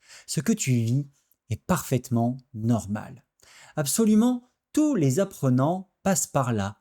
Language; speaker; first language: French; native; French